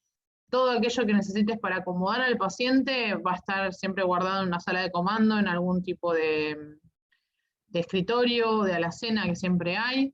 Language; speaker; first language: Spanish; native; Spanish